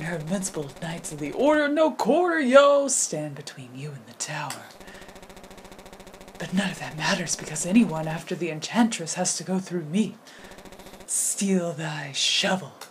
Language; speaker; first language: English; native; English